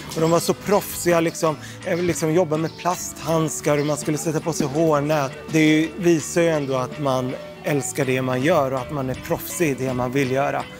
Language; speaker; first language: Swedish; early bilingual, other home language; Arabic